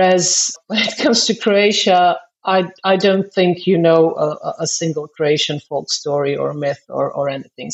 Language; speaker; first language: English; non-native, fluent; Croatian